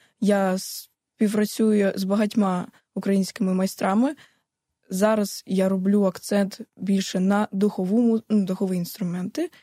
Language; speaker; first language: Ukrainian; native; Ukrainian